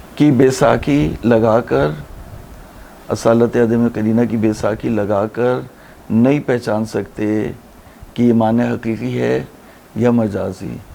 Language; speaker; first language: Urdu; native; Urdu